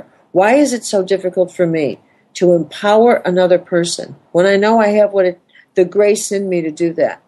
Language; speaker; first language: English; native; English